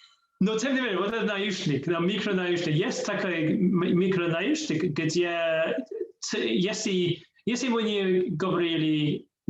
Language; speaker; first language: Russian; non-native, learner; English